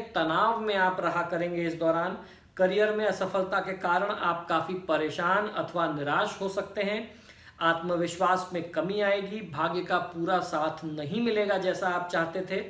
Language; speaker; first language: Hindi; native; Hindi